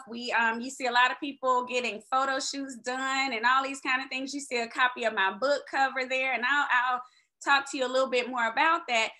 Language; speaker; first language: English; native; English